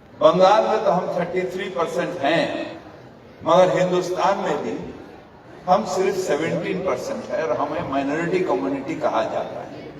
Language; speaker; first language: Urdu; native; Urdu